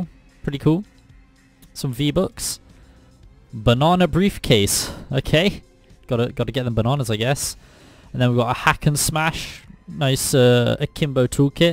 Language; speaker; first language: English; native; English